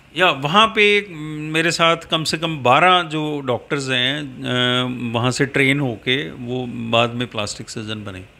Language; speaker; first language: Hindi; native; Hindi